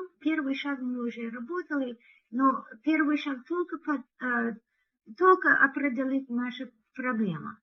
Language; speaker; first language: Russian; non-native, learner; English